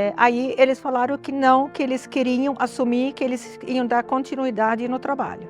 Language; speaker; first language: Portuguese; non-native, fluent; Arabic